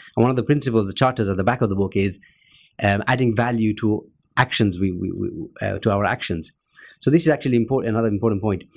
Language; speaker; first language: English; native; English